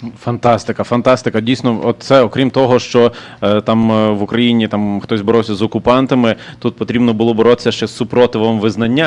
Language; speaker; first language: Ukrainian; native; Ukrainian